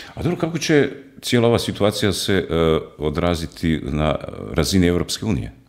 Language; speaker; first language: Croatian; native; Croatian